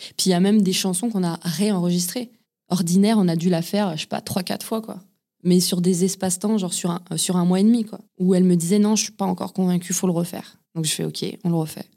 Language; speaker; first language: French; native; French